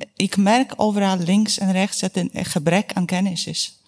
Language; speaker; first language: Dutch; non-native, fluent; Polish